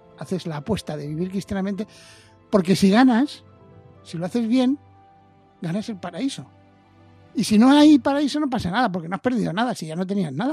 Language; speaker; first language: Spanish; native; Spanish